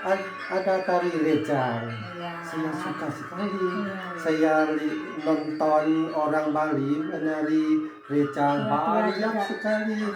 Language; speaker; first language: Indonesian; non-native, learner; Thai